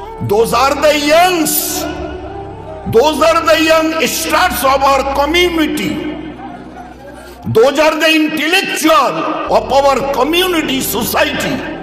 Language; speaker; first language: English; non-native, local second language; Bangla